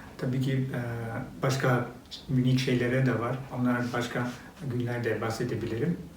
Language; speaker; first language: Turkish; non-native, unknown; Albanian